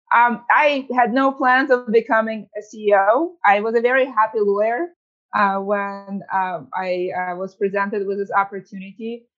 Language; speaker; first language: English; early bilingual, other home language; Ukrainian